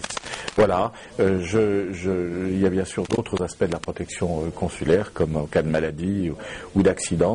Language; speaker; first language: French; native; French